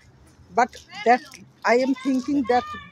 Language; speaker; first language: English; non-native, learner; Bangla